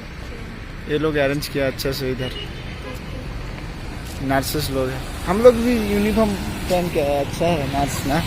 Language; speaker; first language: Hindi; non-native, local second language; Bangla